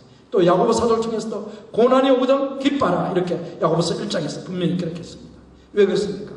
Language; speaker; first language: Korean; native; Korean